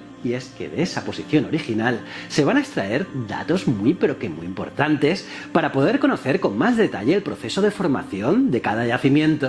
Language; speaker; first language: Spanish; native; Spanish